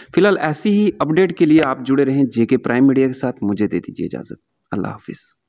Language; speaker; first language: Hindi; non-native, local second language; Kashmiri